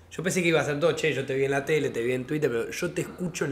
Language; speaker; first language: Spanish; native; Spanish